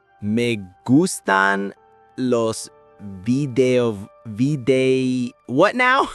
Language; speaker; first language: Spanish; non-native, learner; English